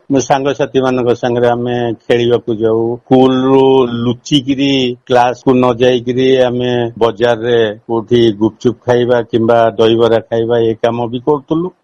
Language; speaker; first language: Odia; native; Odia